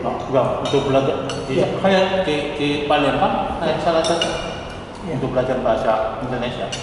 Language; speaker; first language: Indonesian; non-native, learner; Korean